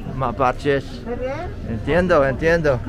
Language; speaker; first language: Spanish; non-native, learner; English